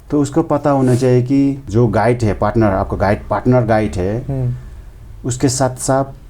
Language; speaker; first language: Hindi; non-native, fluent; Sherpa